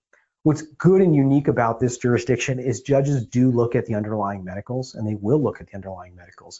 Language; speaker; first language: English; native; English